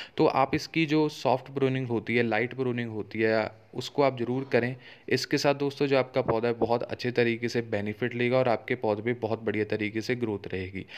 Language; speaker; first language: Hindi; native; Hindi